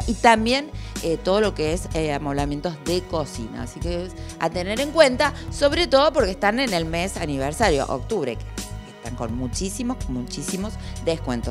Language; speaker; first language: Spanish; native; Spanish